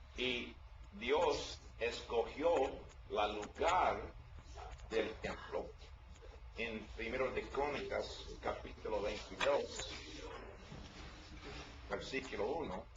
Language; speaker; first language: Spanish; non-native, learner; English